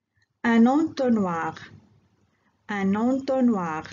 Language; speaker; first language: French; non-native, local second language; Arabic